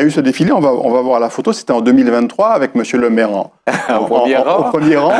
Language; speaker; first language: French; native; French